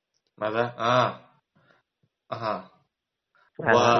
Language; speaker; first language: Arabic; non-native, learner; Indonesian